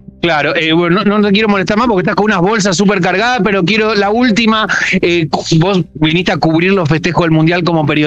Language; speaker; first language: Spanish; native; Spanish